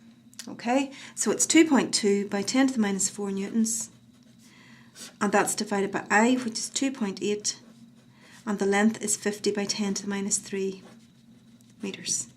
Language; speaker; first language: English; native; English